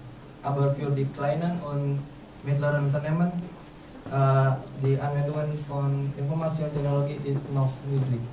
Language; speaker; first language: German; non-native, learner; Indonesian